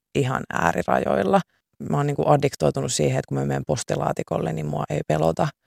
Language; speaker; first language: Finnish; native; Finnish